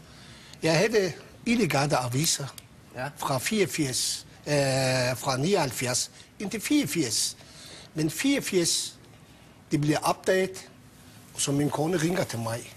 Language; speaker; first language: Danish; non-native, fluent; Persian